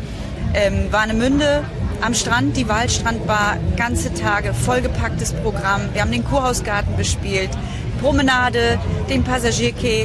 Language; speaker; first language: German; native; German